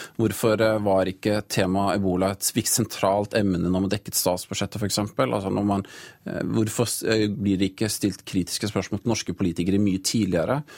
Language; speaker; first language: Norwegian; native; Norwegian